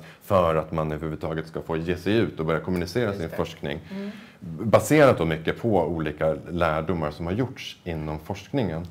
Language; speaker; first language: Swedish; native; Swedish